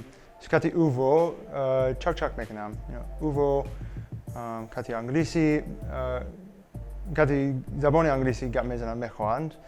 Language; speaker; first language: Persian; non-native, learner; English